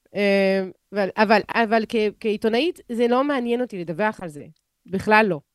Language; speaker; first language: Hebrew; non-native, fluent; French